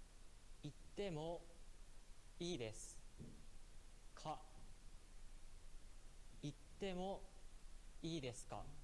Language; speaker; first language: Japanese; non-native, learner; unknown